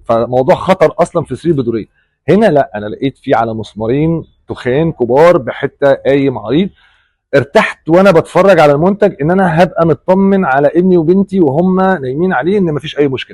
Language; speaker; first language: Arabic; native; Arabic